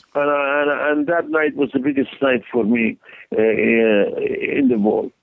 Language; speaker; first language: English; non-native, learner; Persian